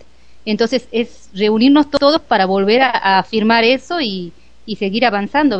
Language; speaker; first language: Spanish; native; Spanish